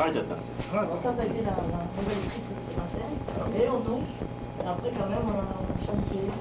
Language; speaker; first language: French; non-native, fluent; Japanese